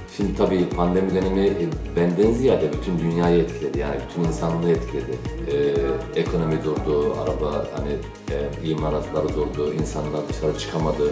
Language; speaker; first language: Turkish; native; Turkish